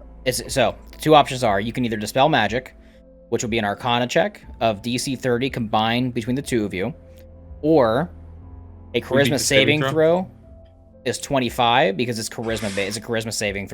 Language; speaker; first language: English; native; English